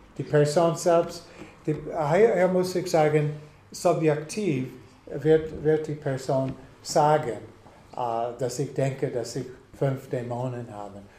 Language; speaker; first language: German; non-native, fluent; English